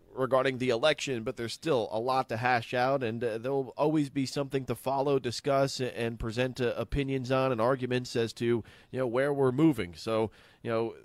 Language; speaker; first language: English; native; English